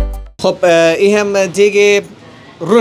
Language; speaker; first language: Persian; native; Persian